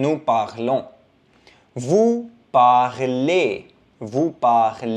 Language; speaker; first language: French; non-native, fluent; Hindi